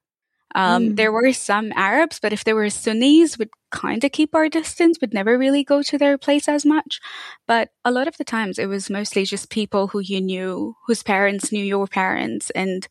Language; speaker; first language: English; native; English